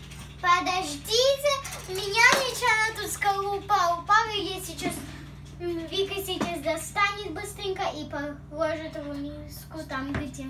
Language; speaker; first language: Russian; early bilingual, heritage; Russian